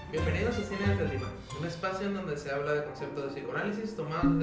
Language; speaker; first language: Spanish; native; Spanish